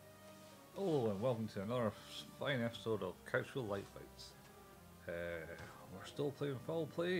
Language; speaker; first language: English; native; English